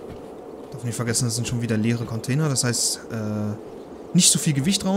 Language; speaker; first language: German; native; German